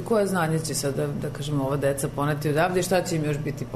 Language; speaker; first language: Serbian; native; Serbian